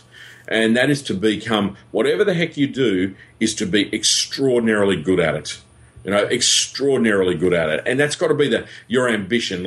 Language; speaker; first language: English; native; English